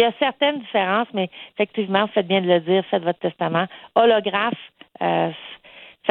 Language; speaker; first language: French; native; French